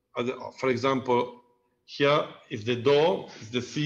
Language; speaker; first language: English; non-native, learner; Italian